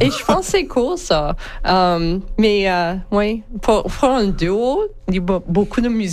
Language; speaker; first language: French; non-native, local second language; English